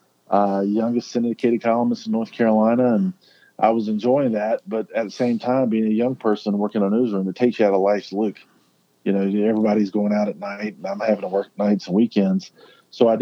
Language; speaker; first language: English; native; English